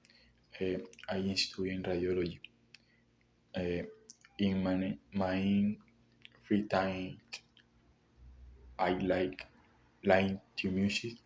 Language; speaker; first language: English; non-native, learner; Spanish